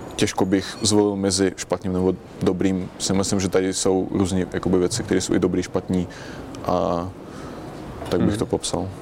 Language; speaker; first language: Czech; non-native, fluent; Russian